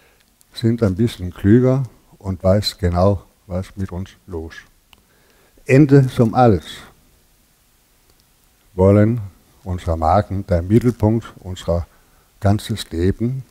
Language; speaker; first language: German; non-native, learner; Danish